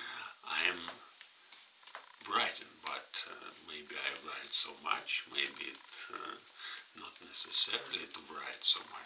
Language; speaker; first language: English; non-native, fluent; Russian